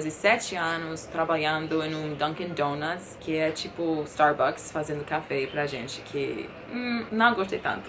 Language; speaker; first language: Portuguese; non-native, fluent; English